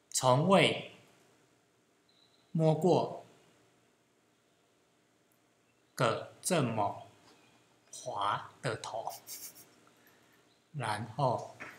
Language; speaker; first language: Chinese; native; Chinese